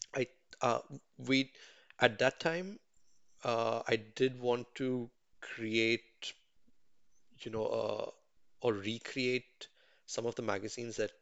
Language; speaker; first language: English; non-native, local second language; Tamil